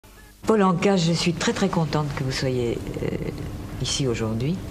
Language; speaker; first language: French; native; French